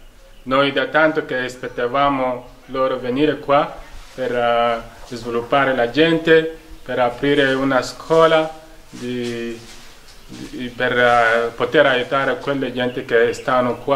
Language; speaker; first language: Italian; non-native, fluent; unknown